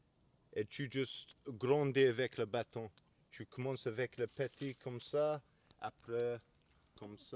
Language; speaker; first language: French; non-native, learner; English